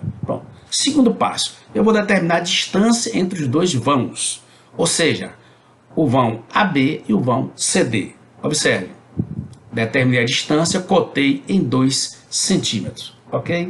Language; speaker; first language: Portuguese; native; Portuguese